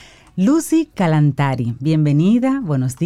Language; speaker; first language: Spanish; native; Spanish